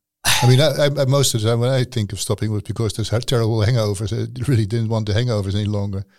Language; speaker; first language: English; non-native, fluent; Dutch